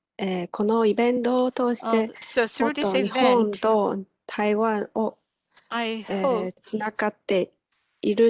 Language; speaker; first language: Japanese; non-native, learner; Chinese